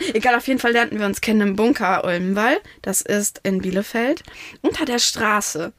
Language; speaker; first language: German; non-native, local second language; Russian